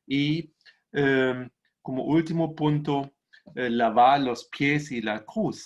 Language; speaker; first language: Spanish; non-native, fluent; German